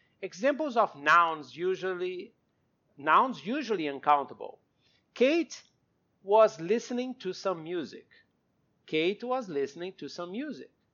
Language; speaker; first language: English; non-native, fluent; Portuguese